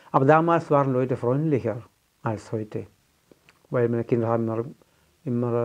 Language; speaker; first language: German; non-native, fluent; Malayalam